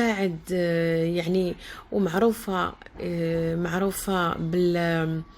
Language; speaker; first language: Arabic; native; Arabic